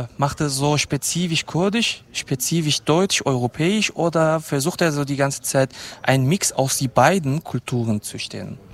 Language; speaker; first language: German; non-native, fluent; Kurdish